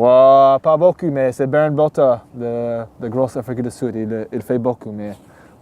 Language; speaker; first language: French; non-native, learner; English